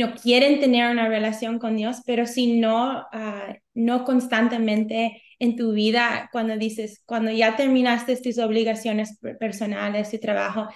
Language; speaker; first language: Spanish; early bilingual, heritage; Spanish